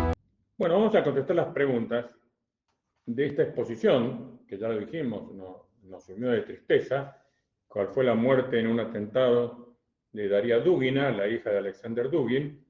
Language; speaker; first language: Spanish; native; Spanish